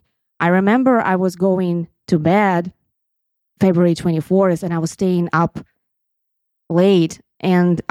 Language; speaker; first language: English; non-native, fluent; Russian